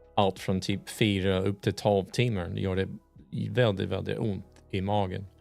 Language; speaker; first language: Swedish; non-native, learner; English